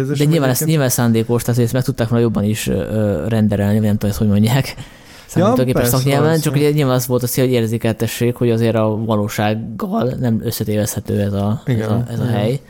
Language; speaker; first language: Hungarian; native; Hungarian